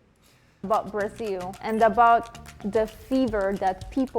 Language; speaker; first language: English; non-native, fluent; Spanish